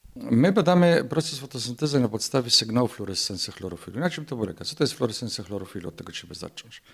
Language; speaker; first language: Polish; non-native, fluent; Arabic